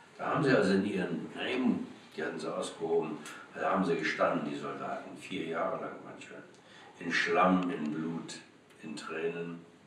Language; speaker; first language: German; native; German